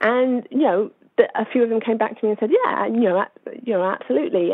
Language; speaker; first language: English; native; English